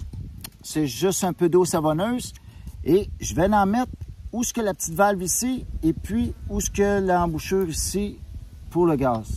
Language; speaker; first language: French; native; French